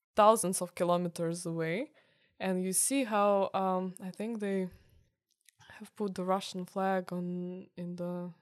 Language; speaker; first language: English; non-native, fluent; Ukrainian